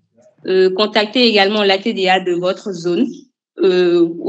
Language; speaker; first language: French; native; French